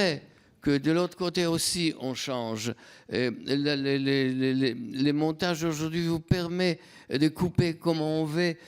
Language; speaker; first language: French; non-native, fluent; Polish